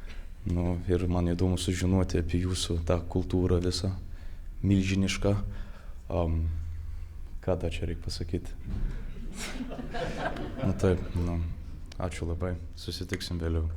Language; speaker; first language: Lithuanian; early bilingual, heritage; Lithuanian